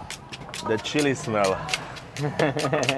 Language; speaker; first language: English; non-native, fluent; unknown